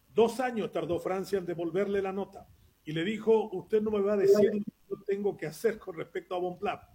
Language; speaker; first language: Spanish; non-native, local second language; Guarani